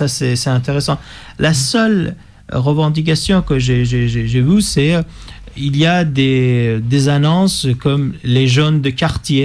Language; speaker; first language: French; non-native, fluent; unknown